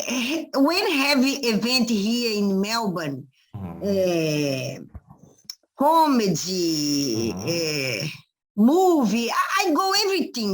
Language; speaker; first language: English; non-native, learner; Portuguese